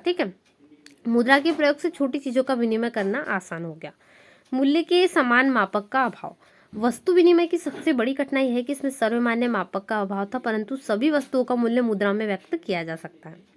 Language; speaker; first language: Hindi; native; Hindi